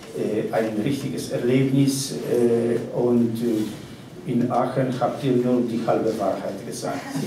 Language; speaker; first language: German; non-native, fluent; Polish